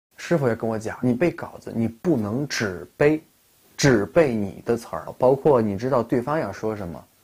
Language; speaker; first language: Chinese; non-native, fluent; Russian